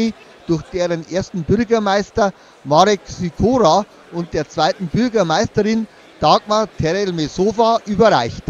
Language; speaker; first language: German; native; German